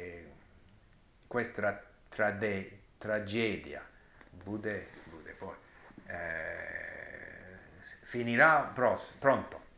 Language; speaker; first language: Italian; non-native, learner; English